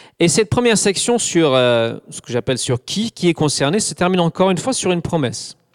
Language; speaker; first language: French; non-native, fluent; English